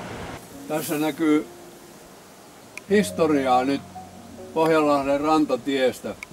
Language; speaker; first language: Finnish; native; Finnish